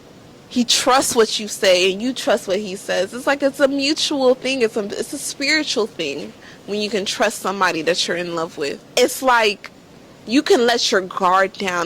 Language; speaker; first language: English; native; English